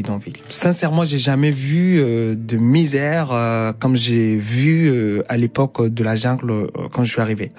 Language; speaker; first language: French; non-native, fluent; Arabic